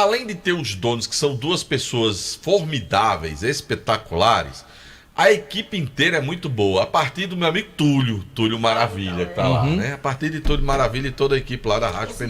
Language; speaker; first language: Portuguese; native; Portuguese